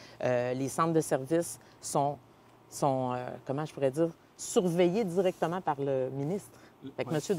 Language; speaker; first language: French; native; French